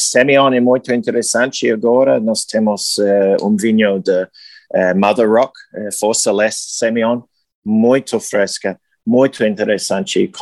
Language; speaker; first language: Portuguese; non-native, learner; English